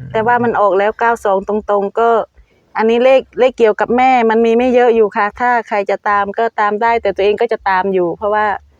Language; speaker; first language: Thai; native; Thai